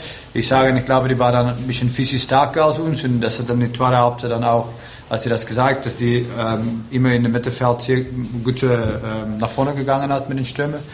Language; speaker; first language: German; non-native, fluent; Afrikaans